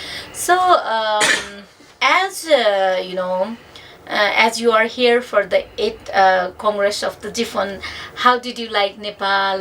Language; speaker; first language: English; non-native, fluent; Nepali